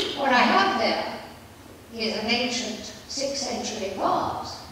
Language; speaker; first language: English; non-native, fluent; Greek